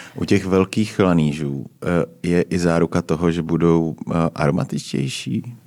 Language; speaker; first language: Czech; native; Czech